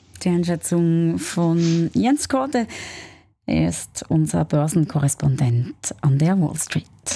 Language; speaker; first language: German; native; German